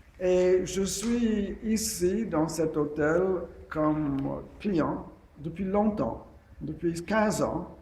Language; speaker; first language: French; non-native, fluent; English